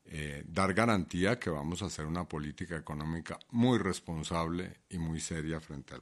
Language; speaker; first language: Spanish; native; Spanish